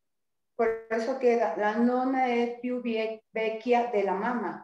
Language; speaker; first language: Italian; non-native, learner; Spanish